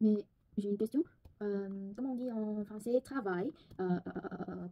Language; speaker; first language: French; non-native, learner; Korean